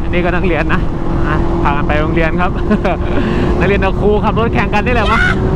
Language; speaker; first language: Thai; native; Thai